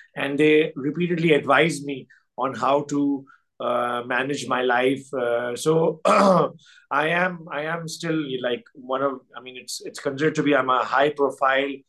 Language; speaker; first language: English; non-native, local second language; Urdu